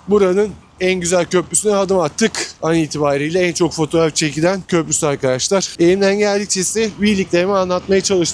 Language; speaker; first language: Turkish; native; Turkish